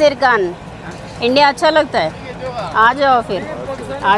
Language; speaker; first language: Hindi; non-native, local second language; Telugu